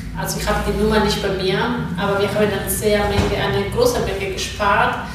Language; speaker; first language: German; non-native, fluent; Spanish